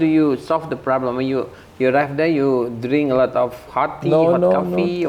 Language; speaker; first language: English; non-native, fluent; Indonesian